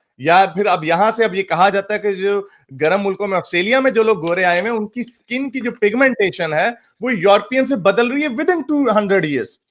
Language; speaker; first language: Urdu; native; Urdu